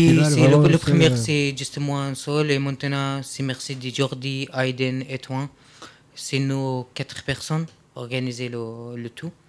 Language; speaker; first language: French; non-native, learner; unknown